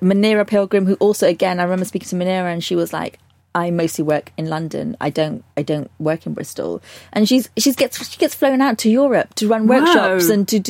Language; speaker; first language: English; native; English